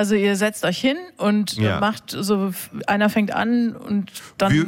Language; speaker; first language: German; native; German